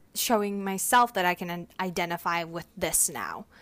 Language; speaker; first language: English; non-native, fluent; Turkish